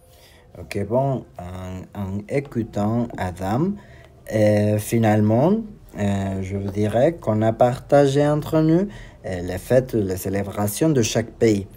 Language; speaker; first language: French; non-native, learner; Spanish